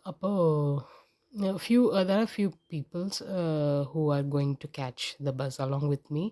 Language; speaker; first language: English; non-native, local second language; Tamil